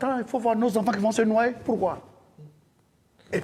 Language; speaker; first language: French; non-native, local second language; Dyula